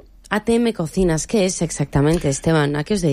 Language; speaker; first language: Spanish; native; Spanish